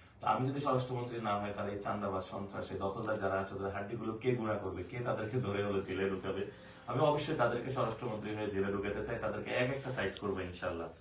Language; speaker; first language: Bangla; native; Bangla